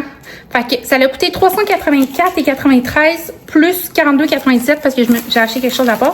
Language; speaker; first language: French; native; French